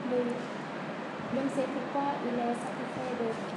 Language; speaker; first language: French; non-native, learner; Khmer